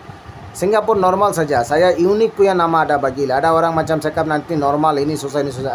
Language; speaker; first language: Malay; non-native, learner; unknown